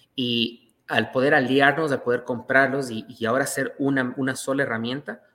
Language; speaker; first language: Spanish; native; Spanish